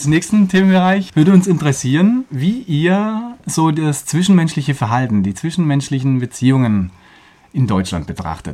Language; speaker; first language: German; native; German